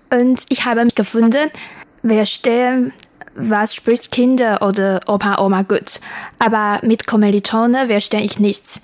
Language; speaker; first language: German; non-native, learner; Chinese